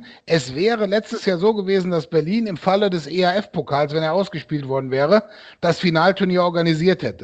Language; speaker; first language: German; native; German